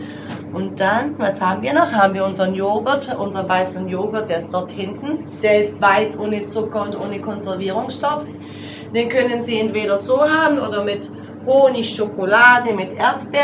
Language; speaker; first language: German; non-native, fluent; Italian